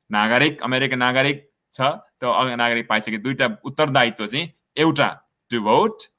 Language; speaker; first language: Nepali; native; Nepali